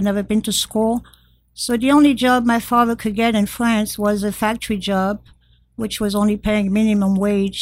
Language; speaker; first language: English; non-native, fluent; French